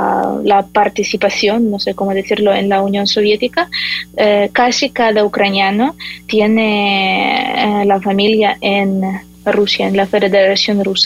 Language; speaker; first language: Spanish; non-native, fluent; Ukrainian